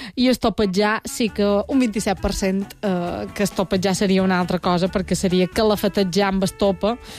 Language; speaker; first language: Catalan; native; Catalan